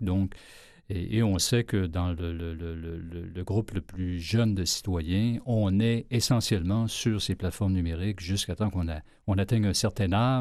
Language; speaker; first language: French; native; French